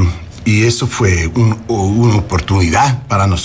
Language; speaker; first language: Spanish; non-native, learner; English